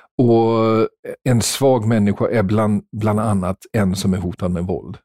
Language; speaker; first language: Swedish; non-native, fluent; English